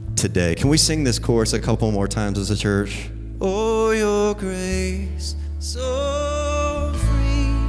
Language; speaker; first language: English; native; English